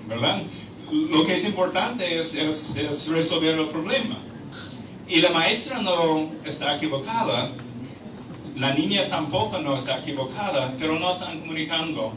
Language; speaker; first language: Spanish; non-native, fluent; English